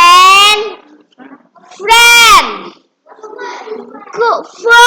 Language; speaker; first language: English; non-native, learner; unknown